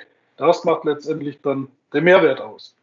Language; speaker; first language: German; native; German